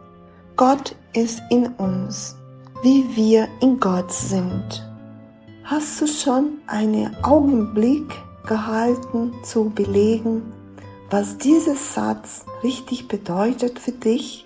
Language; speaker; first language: German; non-native, fluent; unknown